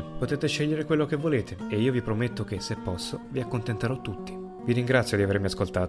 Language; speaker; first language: Italian; native; Italian